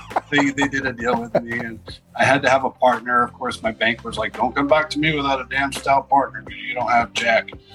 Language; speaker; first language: English; early bilingual, other home language; Spanish